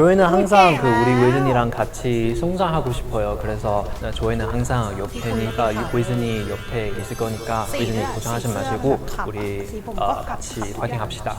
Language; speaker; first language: Korean; non-native, learner; Chinese